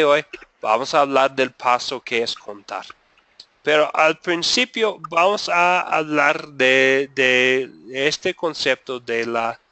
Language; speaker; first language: Spanish; non-native, fluent; English